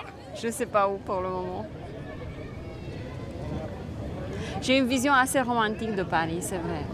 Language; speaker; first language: French; non-native, fluent; Romanian